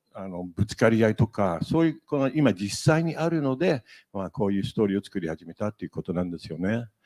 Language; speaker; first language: Japanese; native; Japanese